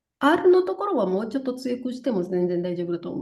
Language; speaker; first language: Japanese; non-native, fluent; Indonesian